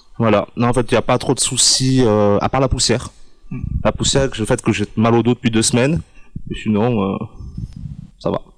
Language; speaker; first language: French; native; French